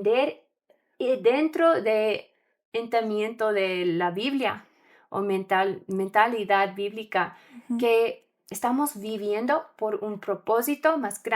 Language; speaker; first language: Spanish; non-native, learner; English